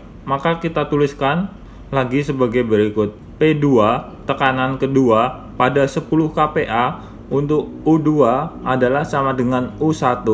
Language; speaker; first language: Indonesian; native; Indonesian